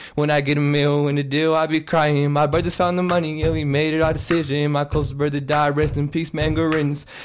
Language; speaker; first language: English; native; English